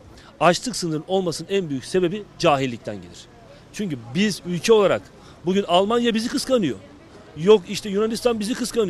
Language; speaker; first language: Turkish; native; Turkish